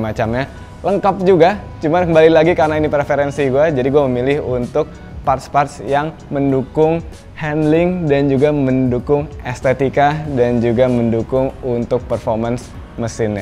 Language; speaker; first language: Indonesian; native; Indonesian